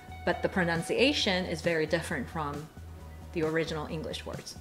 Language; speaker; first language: English; non-native, fluent; Japanese